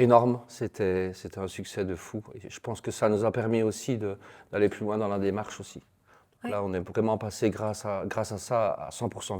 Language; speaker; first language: French; native; French